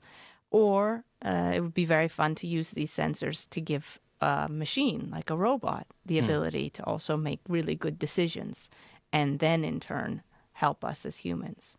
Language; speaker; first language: English; native; English